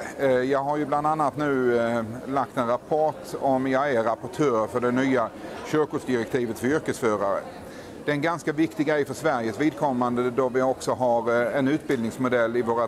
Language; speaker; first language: Swedish; native; Swedish